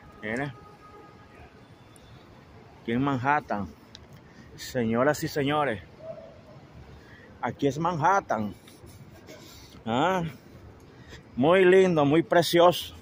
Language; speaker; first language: Spanish; native; Spanish